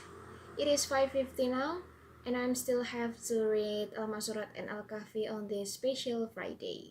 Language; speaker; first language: English; non-native, learner; Indonesian